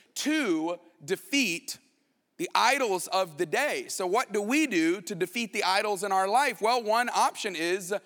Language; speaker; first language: English; native; English